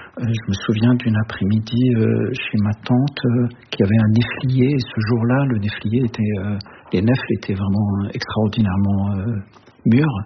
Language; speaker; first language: French; early bilingual, other home language; Arabic